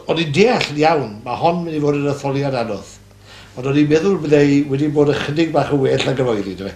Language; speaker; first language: Welsh; native; Welsh